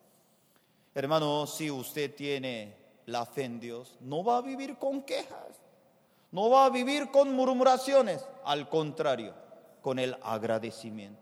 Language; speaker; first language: Spanish; non-native, fluent; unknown